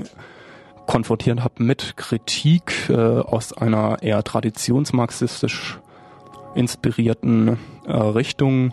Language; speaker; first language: German; native; German